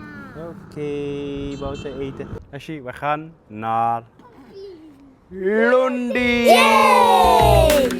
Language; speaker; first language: Dutch; non-native, learner; Amharic